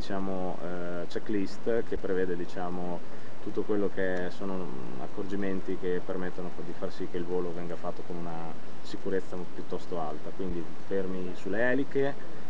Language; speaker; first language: Italian; native; Italian